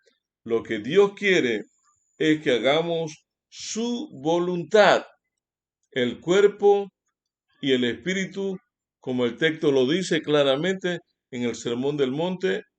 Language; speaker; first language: Spanish; native; Spanish